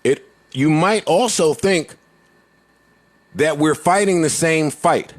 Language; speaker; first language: English; native; English